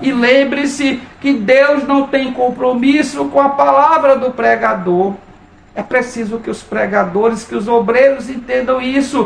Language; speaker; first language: Portuguese; native; Portuguese